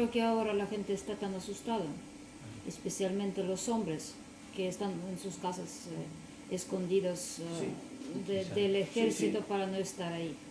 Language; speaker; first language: Spanish; non-native, learner; Russian